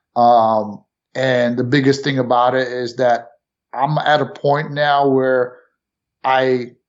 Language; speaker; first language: English; early bilingual, other home language; Romanian